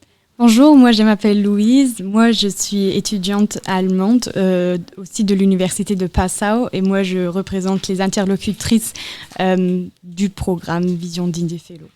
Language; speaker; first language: French; non-native, fluent; German